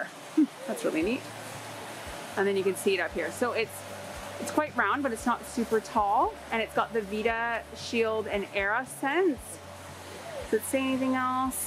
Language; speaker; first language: English; native; English